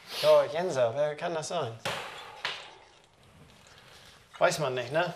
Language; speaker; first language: German; native; German